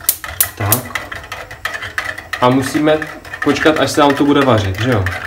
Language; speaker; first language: Czech; native; Czech